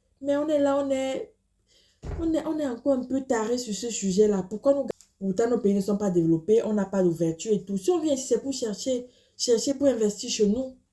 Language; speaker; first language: French; native; French